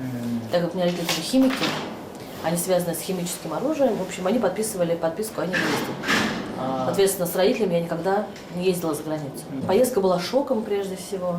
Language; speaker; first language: Russian; native; Russian